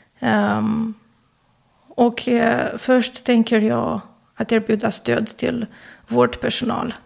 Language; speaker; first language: Swedish; non-native, fluent; Romanian